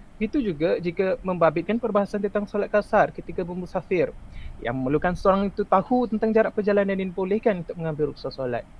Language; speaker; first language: Malay; native; Malay